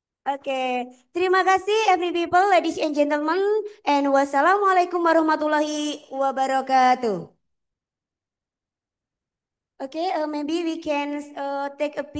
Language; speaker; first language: English; non-native, fluent; Indonesian